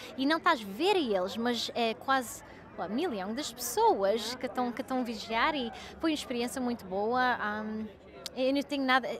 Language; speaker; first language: Portuguese; early bilingual, heritage; English